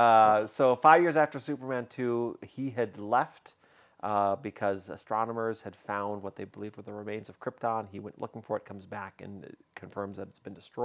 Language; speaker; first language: English; native; English